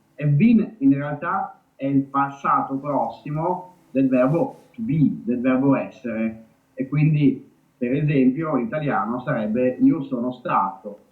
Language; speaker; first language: Italian; native; Italian